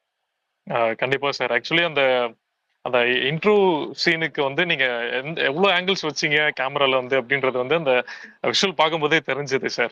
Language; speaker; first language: Tamil; native; Tamil